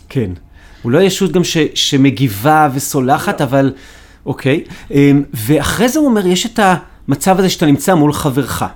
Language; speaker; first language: Hebrew; native; Hebrew